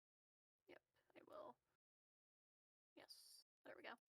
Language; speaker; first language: English; native; English